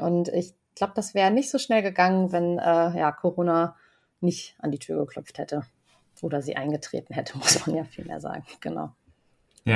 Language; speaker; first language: German; native; German